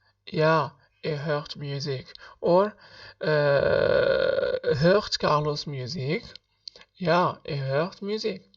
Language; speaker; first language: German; non-native, learner; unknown